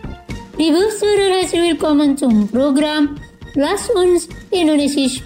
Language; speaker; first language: German; non-native, fluent; Indonesian